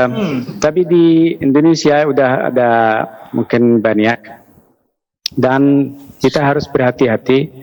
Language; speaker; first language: Indonesian; non-native, fluent; Arabic